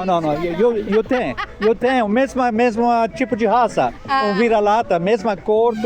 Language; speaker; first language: Portuguese; non-native, learner; English